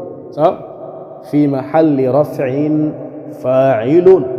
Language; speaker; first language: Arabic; non-native, fluent; Swahili